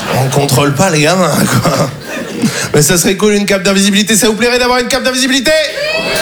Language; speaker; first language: French; native; French